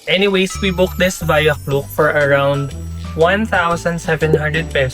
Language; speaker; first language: English; non-native, local second language; Filipino